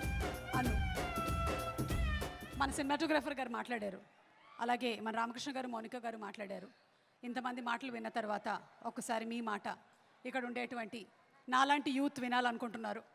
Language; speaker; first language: Telugu; native; Telugu